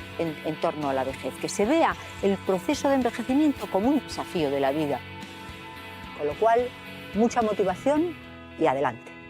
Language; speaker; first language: Spanish; native; Spanish